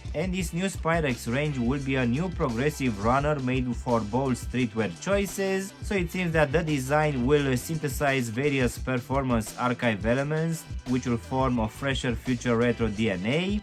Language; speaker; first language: English; non-native, fluent; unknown